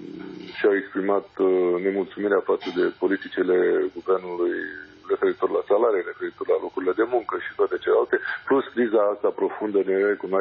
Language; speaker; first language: Romanian; native; Romanian